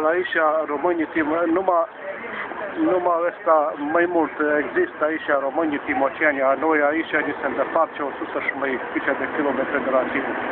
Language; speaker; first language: Romanian; early bilingual, heritage; Romanian